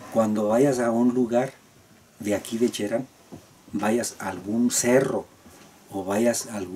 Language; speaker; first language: Spanish; native; Spanish